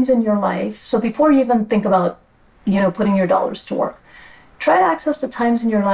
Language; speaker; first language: English; native; English